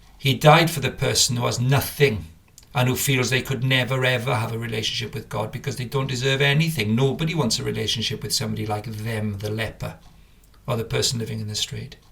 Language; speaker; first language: English; native; English